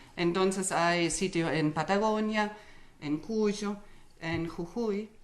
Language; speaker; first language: Spanish; non-native, fluent; German